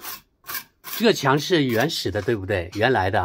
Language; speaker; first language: Chinese; native; Chinese